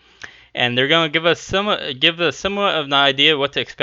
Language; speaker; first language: English; native; English